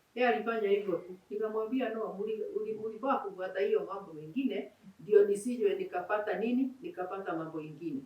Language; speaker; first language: Swahili; non-native, local second language; Kikuyu